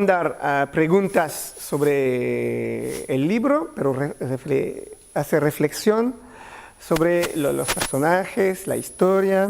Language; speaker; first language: Spanish; non-native, learner; French